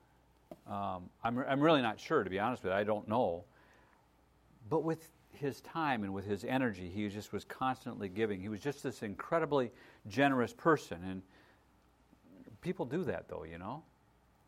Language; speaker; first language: English; native; English